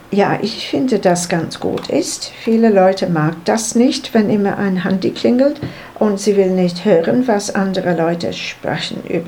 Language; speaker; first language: German; non-native, learner; English